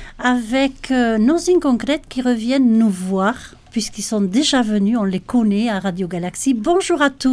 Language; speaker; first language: French; native; French